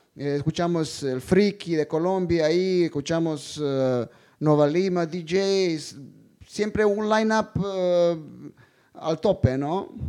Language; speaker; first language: Spanish; non-native, fluent; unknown